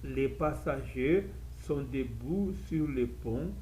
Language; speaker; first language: French; non-native, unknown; Portuguese